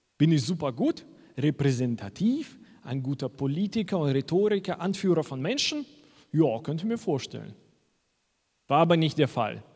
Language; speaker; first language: German; non-native, fluent; Russian